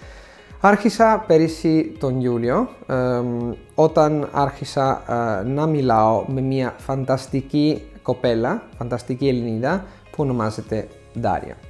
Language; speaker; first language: Greek; non-native, fluent; Italian